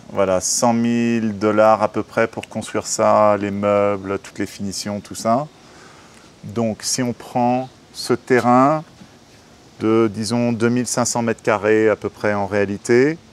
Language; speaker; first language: French; native; French